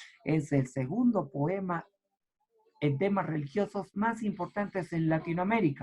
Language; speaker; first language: Spanish; native; Spanish